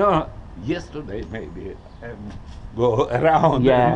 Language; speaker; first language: English; non-native, learner; Russian